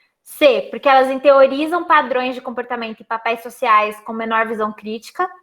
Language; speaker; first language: Portuguese; native; Portuguese